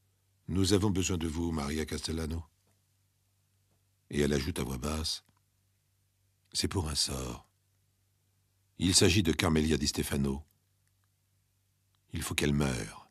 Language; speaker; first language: French; native; French